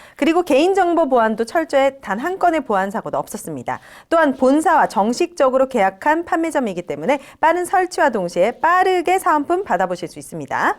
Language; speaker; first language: Korean; native; Korean